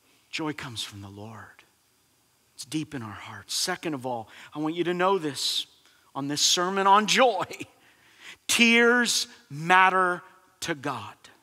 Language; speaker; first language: English; native; English